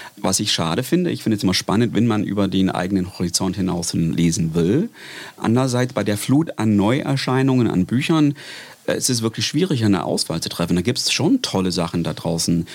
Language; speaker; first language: German; non-native, fluent; English